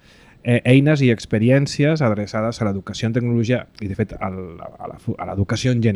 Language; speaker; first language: Catalan; native; Catalan